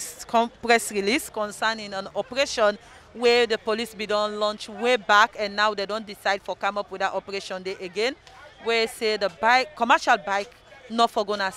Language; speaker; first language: English; non-native, local second language; Krio